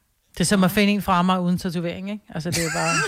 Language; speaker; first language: Danish; native; Danish